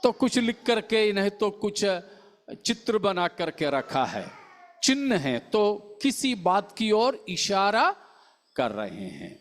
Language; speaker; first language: Hindi; non-native, local second language; Malayalam